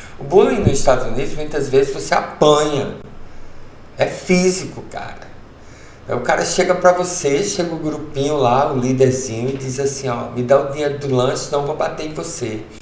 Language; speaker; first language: Portuguese; early bilingual, heritage; Portuguese